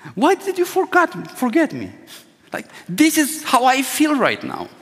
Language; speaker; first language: English; non-native, fluent; Romanian